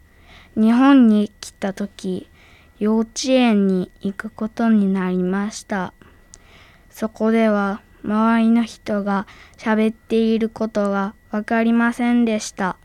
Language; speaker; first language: Japanese; early bilingual, other home language; Arabic